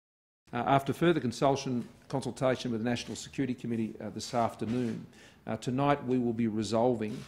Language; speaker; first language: English; native; English